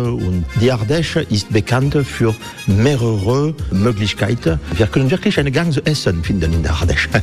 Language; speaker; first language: German; non-native, fluent; French